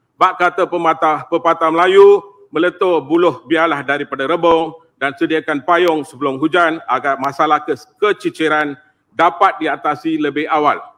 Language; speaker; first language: Malay; non-native, local second language; Tamil